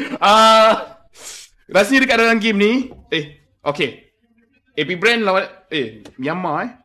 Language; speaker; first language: Malay; non-native, local second language; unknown